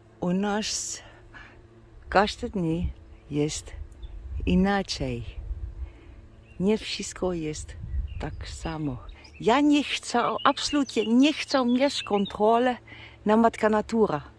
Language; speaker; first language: Polish; non-native, learner; Dutch